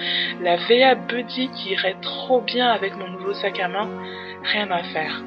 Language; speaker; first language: French; native; French